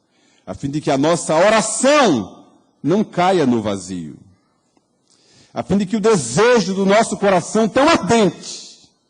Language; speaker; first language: Portuguese; native; Portuguese